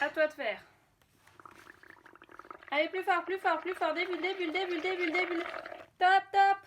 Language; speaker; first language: French; native; French